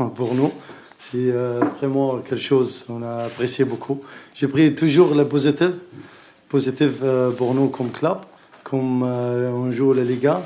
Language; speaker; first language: French; non-native, learner; Arabic